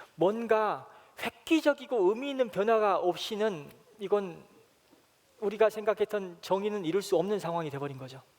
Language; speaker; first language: Korean; native; Korean